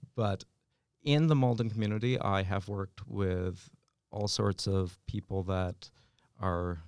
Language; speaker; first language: English; native; English